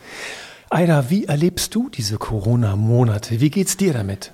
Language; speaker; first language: German; native; German